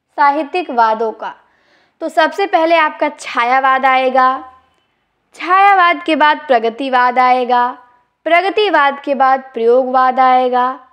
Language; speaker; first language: Hindi; native; Hindi